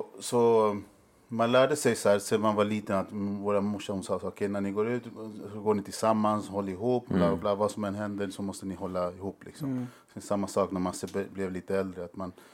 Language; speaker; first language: Swedish; early bilingual, other home language; Spanish